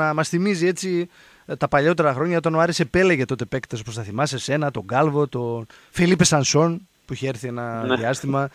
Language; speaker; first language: Greek; native; Greek